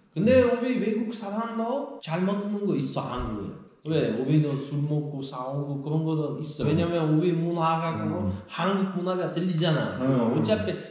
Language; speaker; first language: Korean; non-native, learner; Uzbek